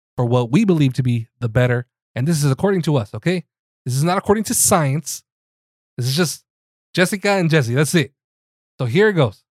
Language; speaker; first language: English; early bilingual, other home language; Spanish